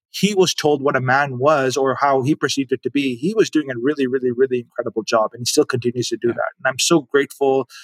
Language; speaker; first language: English; non-native, local second language; Urdu